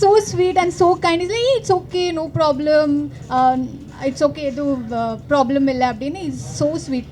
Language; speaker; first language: Tamil; non-native, learner; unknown